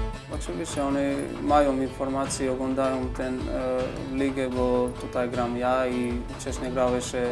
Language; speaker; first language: Polish; non-native, fluent; Georgian